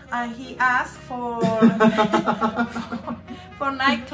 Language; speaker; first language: English; non-native, learner; Spanish